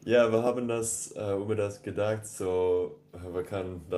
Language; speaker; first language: German; non-native, learner; English